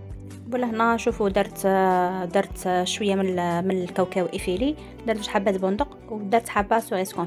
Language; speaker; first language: Arabic; native; Arabic